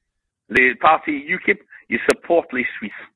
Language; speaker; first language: French; non-native, learner; English